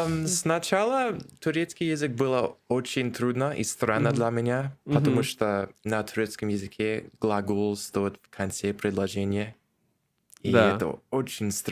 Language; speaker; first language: Russian; non-native, learner; English